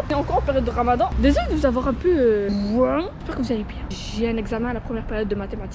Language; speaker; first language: French; native; French